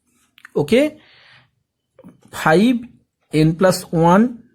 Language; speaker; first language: English; non-native, local second language; Bangla